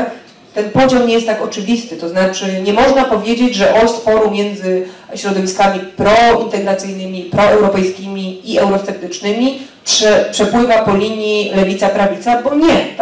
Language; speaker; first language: Polish; native; Polish